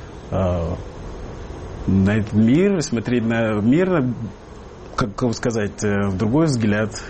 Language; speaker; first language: Russian; non-native, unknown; Arabic